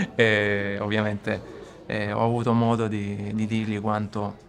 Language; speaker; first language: Italian; native; Italian